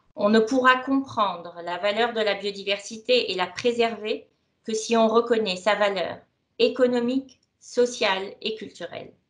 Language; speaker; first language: French; non-native, local second language; Arabic